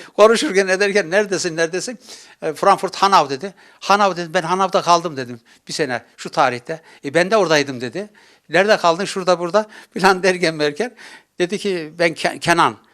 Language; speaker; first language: Turkish; native; Turkish